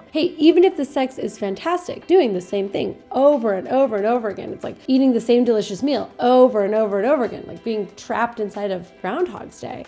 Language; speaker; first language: English; native; English